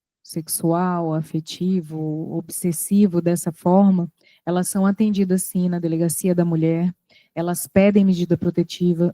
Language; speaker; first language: Portuguese; native; Portuguese